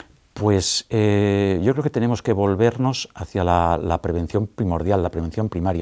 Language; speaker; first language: Spanish; native; Spanish